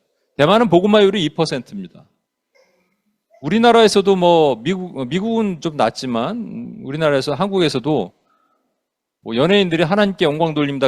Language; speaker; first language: Korean; native; Korean